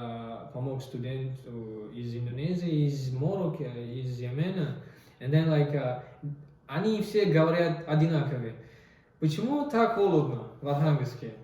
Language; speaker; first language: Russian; non-native, learner; Malay